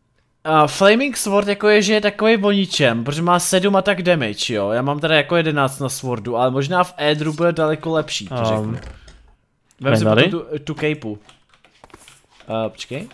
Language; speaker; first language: Czech; native; Czech